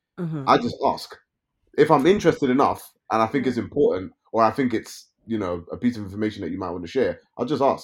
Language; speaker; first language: English; native; English